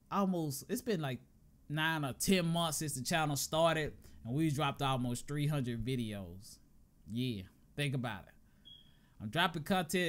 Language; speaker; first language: English; native; English